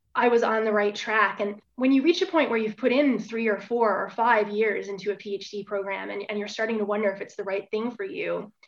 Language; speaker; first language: English; native; English